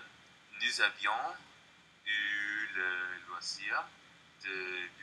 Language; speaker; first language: French; non-native, learner; English